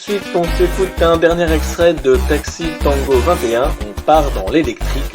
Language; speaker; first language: French; native; French